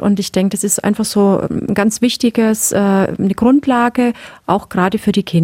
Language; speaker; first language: German; native; German